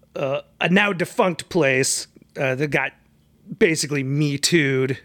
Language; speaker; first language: English; native; English